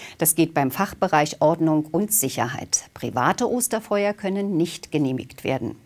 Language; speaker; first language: German; native; German